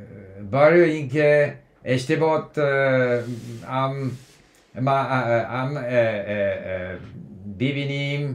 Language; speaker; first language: Persian; non-native, learner; English